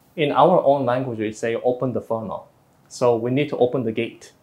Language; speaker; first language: English; non-native, fluent; Korean